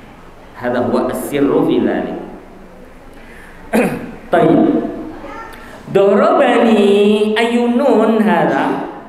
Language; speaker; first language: Arabic; non-native, fluent; Indonesian